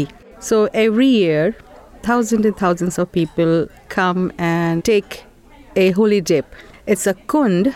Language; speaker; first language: English; non-native, local second language; Hindi